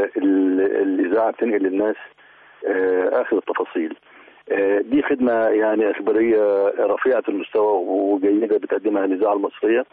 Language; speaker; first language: Arabic; native; Arabic